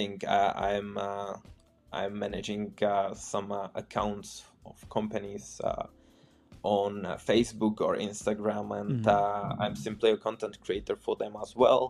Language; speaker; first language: English; non-native, fluent; Czech